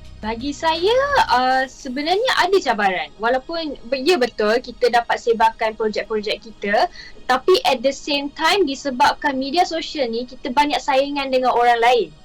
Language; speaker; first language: Malay; native; Malay